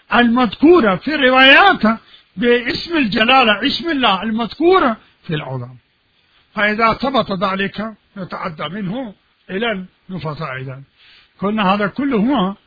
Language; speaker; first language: Arabic; non-native, fluent; Urdu